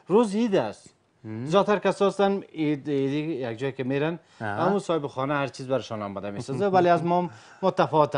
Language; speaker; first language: Persian; native; Persian